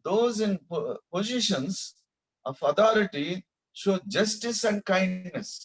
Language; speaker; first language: English; non-native, local second language; Telugu